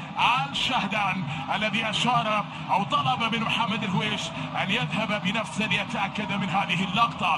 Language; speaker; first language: Arabic; native; Arabic